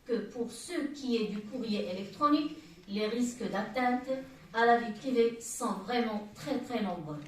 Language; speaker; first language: French; non-native, local second language; Arabic